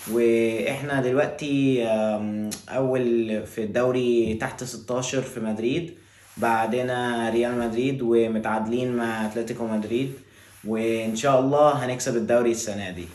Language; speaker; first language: Arabic; early bilingual, heritage; Arabic